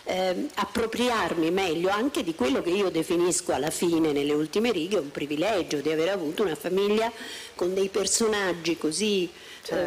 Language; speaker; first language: Italian; native; Italian